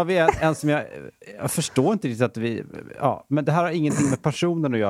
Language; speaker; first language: Swedish; native; Swedish